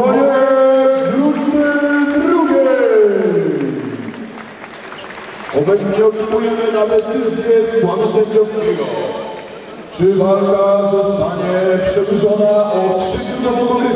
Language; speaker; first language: Polish; native; Polish